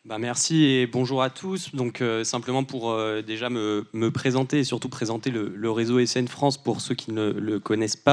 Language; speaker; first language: French; native; French